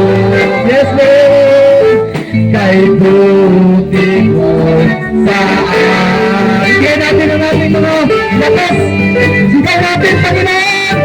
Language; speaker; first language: Filipino; non-native, local second language; Waray